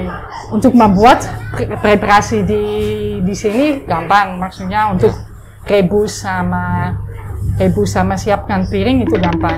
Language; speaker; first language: Indonesian; non-native, fluent; Dutch